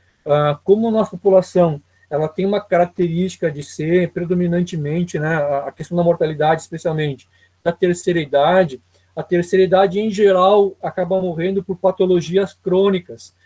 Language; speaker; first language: Portuguese; native; Portuguese